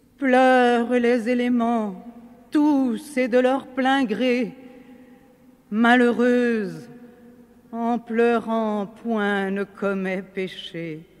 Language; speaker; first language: French; native; French